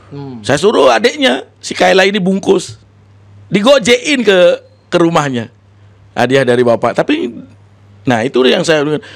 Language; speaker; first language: Indonesian; non-native, local second language; Balinese